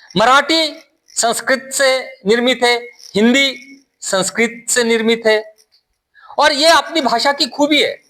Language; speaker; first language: Hindi; non-native, local second language; Marathi